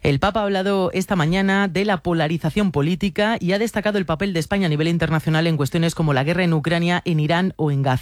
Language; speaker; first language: Spanish; native; Spanish